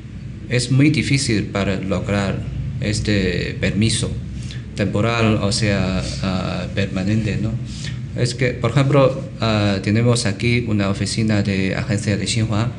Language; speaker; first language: Spanish; non-native, learner; Chinese